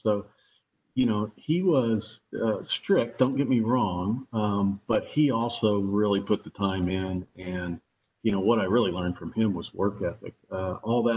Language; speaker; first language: English; native; English